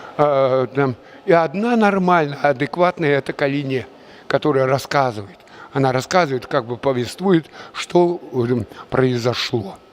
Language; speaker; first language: Russian; non-native, local second language; Chuvash